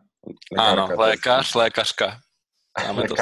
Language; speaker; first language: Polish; non-native, learner; Czech